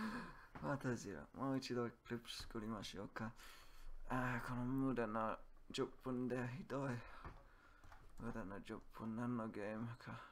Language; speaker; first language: Japanese; non-native, learner; English